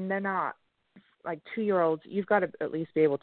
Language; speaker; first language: English; non-native, local second language; French